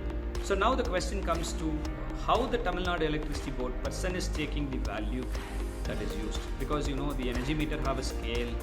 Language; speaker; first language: English; non-native, local second language; Tamil